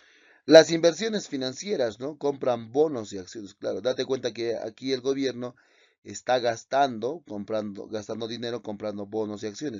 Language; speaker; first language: Spanish; native; Spanish